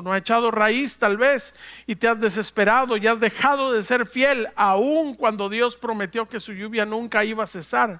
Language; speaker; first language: Spanish; native; Spanish